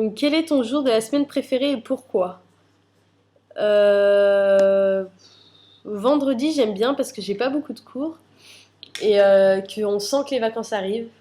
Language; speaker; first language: French; early bilingual, other home language; Arabic